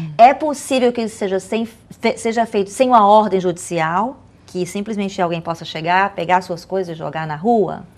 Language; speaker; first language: Portuguese; native; Portuguese